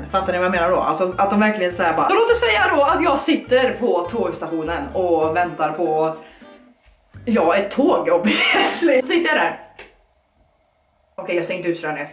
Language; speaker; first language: Swedish; native; Swedish